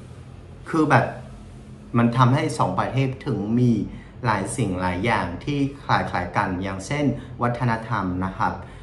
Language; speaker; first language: Thai; non-native, fluent; Vietnamese